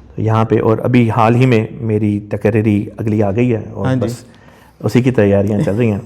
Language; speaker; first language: Urdu; native; Urdu